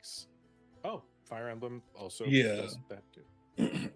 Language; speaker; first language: English; native; English